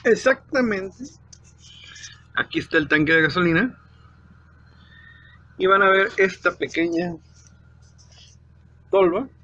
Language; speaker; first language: Spanish; native; Spanish